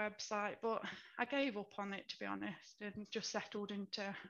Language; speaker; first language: English; native; English